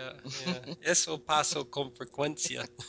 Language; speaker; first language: Spanish; non-native, fluent; English